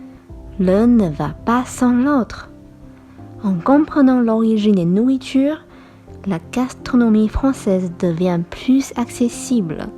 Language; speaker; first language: French; non-native, fluent; Chinese